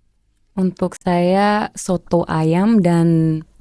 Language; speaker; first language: Indonesian; early bilingual, heritage; German